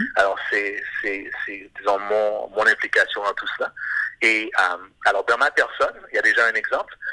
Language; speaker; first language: French; native; French